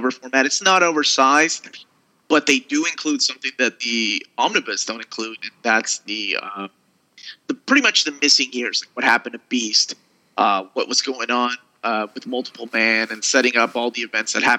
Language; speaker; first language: English; early bilingual, other home language; Spanish